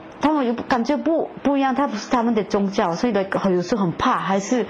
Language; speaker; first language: Chinese; non-native, fluent; Korean